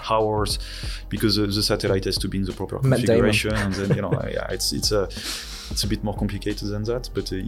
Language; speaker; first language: English; non-native, fluent; French